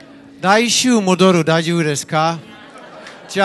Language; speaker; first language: Japanese; non-native, learner; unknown